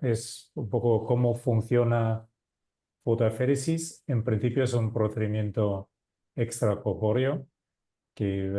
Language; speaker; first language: Spanish; non-native, fluent; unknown